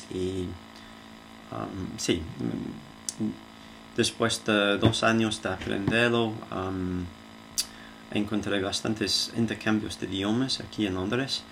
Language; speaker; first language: Spanish; non-native, fluent; English